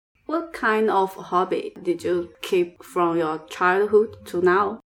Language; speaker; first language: English; non-native, learner; Chinese